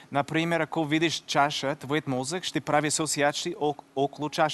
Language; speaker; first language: Bulgarian; non-native, learner; English